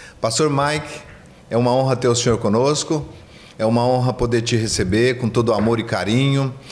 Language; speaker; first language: Portuguese; native; Portuguese